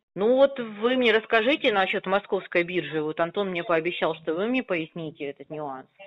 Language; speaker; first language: Russian; native; Russian